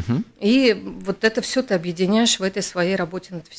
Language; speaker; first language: Russian; native; Russian